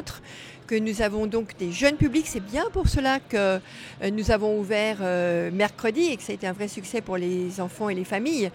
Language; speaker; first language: French; native; French